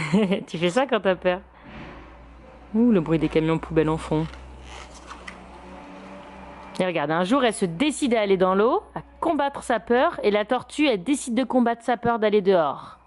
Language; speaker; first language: French; native; French